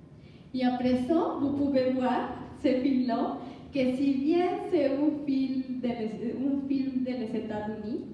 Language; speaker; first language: French; non-native, learner; Spanish